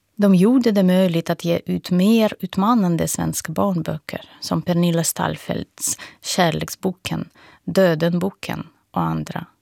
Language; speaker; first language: Swedish; non-native, fluent; Russian